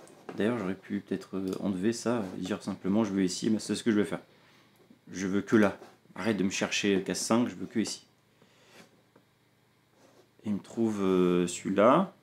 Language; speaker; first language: French; native; French